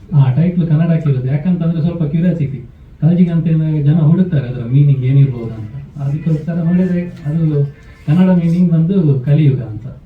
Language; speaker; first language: Kannada; non-native, local second language; Tulu